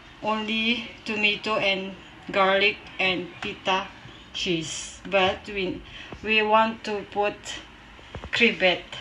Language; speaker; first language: English; non-native, local second language; Filipino